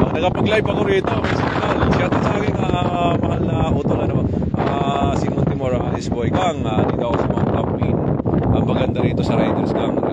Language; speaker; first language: Filipino; non-native, local second language; Waray